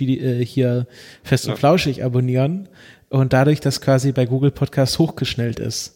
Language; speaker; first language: German; native; German